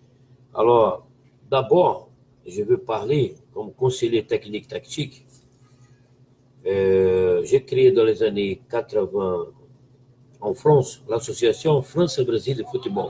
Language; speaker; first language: French; non-native, fluent; Portuguese